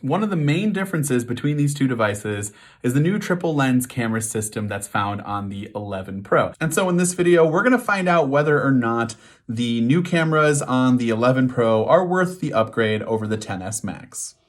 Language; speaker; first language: English; native; English